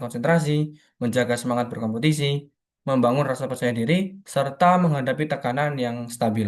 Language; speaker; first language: Indonesian; native; Indonesian